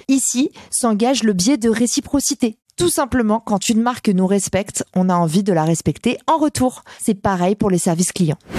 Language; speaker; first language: French; native; French